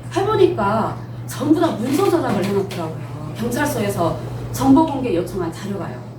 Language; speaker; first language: Korean; early bilingual, heritage; Korean